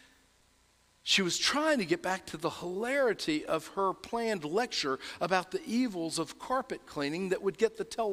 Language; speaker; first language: English; native; English